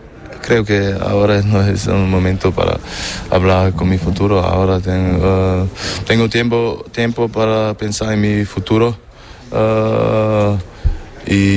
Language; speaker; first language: Spanish; non-native, learner; German